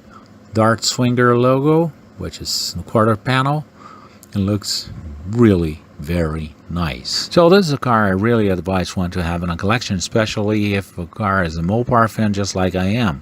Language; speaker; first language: English; non-native, fluent; Portuguese